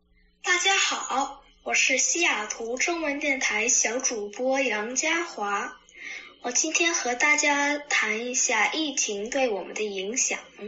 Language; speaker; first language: Chinese; early bilingual, heritage; Chinese